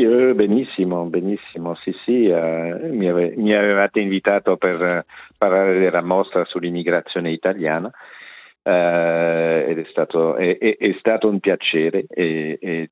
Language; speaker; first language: Italian; non-native, local second language; French